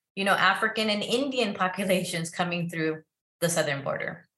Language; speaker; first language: English; early bilingual, other home language; Spanish